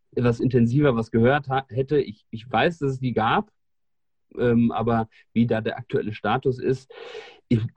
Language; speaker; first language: German; native; German